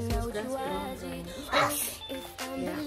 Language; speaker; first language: German; non-native, learner; Swahili